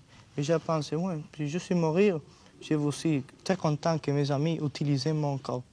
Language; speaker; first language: French; non-native, learner; Spanish